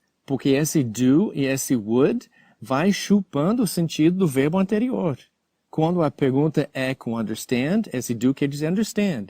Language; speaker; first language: Portuguese; non-native, fluent; English